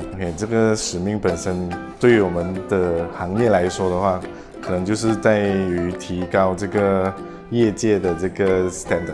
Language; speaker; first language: Chinese; native; Chinese